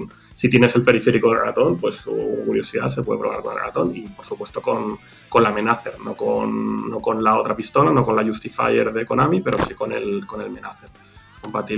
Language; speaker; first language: Spanish; native; Spanish